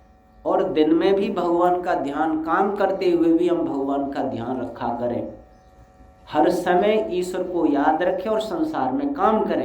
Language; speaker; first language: Hindi; native; Hindi